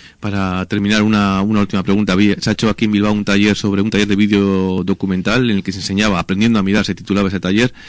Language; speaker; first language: Spanish; native; Spanish